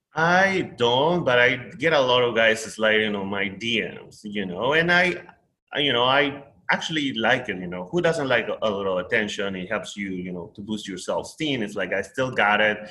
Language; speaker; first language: English; non-native, fluent; Spanish